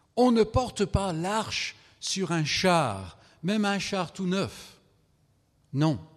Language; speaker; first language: French; native; French